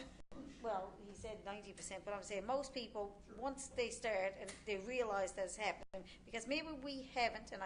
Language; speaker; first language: English; native; English